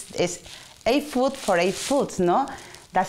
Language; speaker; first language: English; non-native, learner; Spanish